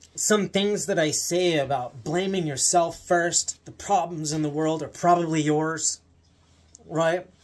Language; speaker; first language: English; native; English